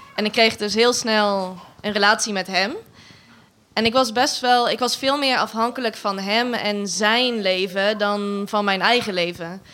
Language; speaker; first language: Dutch; non-native, fluent; Arabic